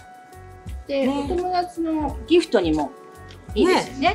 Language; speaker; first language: Japanese; native; Japanese